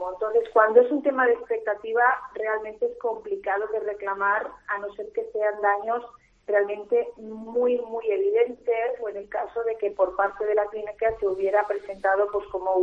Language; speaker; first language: Spanish; native; Spanish